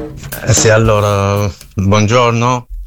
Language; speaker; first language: Italian; non-native, learner; Persian